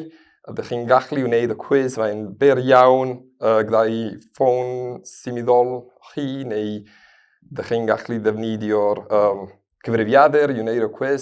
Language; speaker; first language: Welsh; non-native, learner; Spanish